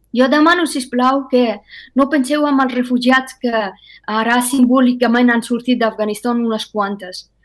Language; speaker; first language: Catalan; non-native, fluent; Persian